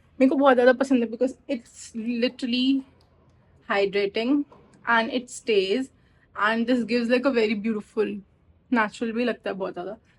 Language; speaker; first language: Hindi; native; Hindi